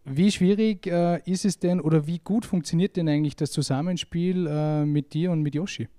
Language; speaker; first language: German; native; German